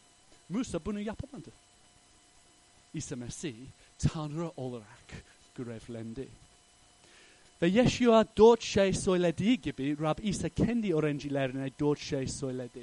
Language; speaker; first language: Turkish; non-native, fluent; English